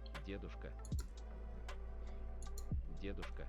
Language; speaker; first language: Russian; non-native, learner; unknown